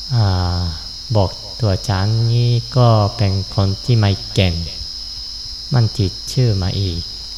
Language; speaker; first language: Thai; non-native, fluent; Japanese